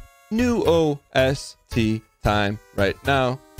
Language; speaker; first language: English; native; English